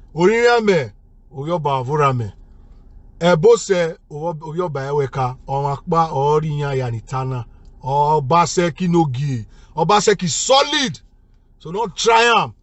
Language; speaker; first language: English; non-native, local second language; Bini